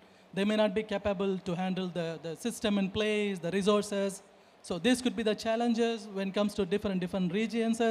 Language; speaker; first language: English; non-native, fluent; Tamil